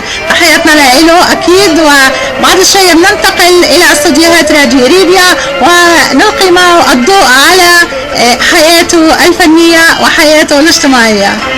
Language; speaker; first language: Arabic; native; Arabic